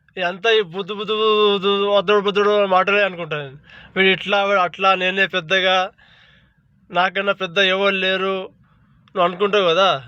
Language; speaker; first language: Telugu; non-native, local second language; Urdu